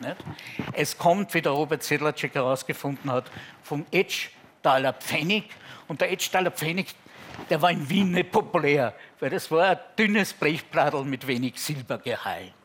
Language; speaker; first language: German; native; German